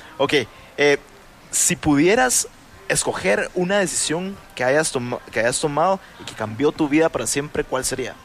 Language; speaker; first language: Spanish; native; Spanish